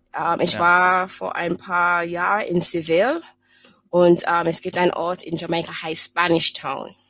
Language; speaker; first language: German; non-native, learner; English